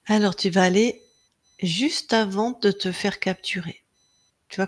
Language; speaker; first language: French; native; French